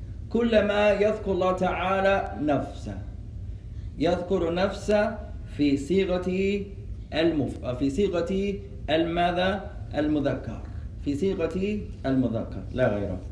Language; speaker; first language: Arabic; native; Arabic